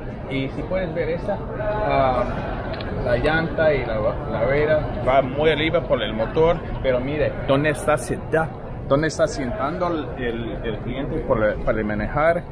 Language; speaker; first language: Spanish; non-native, learner; English